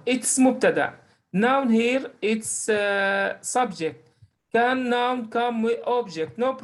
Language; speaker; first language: English; non-native, learner; Arabic